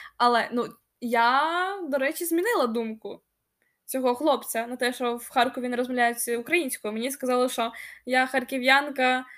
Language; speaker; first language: Ukrainian; non-native, local second language; Russian